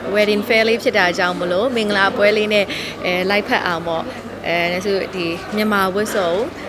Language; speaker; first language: Burmese; native; Burmese